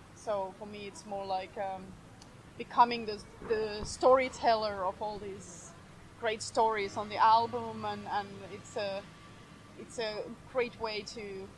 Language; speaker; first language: English; non-native, fluent; Finnish